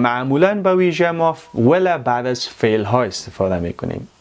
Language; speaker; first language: Persian; native; Persian